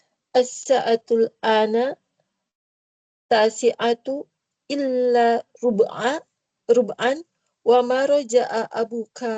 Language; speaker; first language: Arabic; non-native, learner; Indonesian